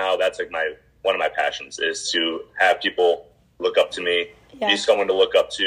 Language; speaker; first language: English; native; English